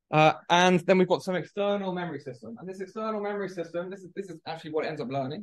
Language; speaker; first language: English; native; English